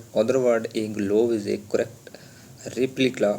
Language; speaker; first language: English; non-native, local second language; Punjabi